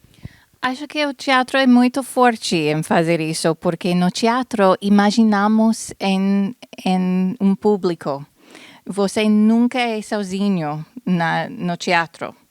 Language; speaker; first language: Portuguese; non-native, fluent; English